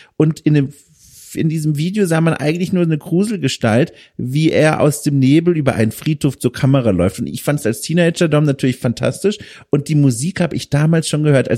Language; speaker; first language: German; native; German